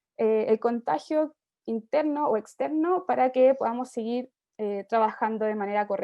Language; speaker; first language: Spanish; native; Spanish